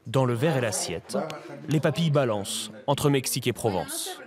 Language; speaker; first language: French; native; French